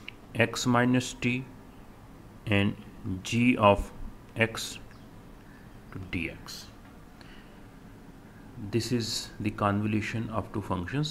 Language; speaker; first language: English; non-native, local second language; Urdu